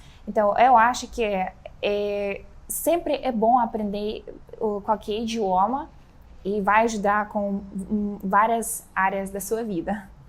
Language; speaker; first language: Portuguese; non-native, fluent; Russian